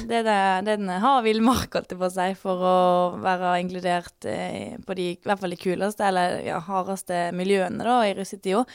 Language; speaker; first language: Norwegian; native; Norwegian